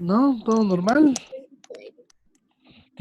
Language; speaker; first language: Spanish; native; Spanish